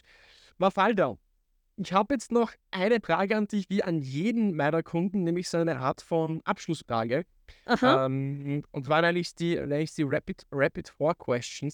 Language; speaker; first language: German; native; German